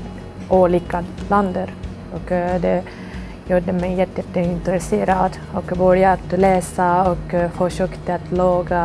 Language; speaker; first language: Swedish; non-native, learner; Japanese